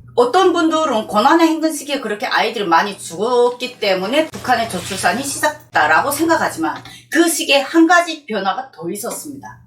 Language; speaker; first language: Korean; native; Korean